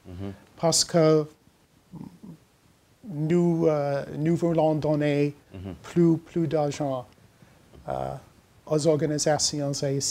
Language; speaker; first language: French; non-native, learner; English